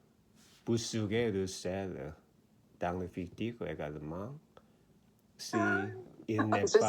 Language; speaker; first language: French; non-native, learner; Korean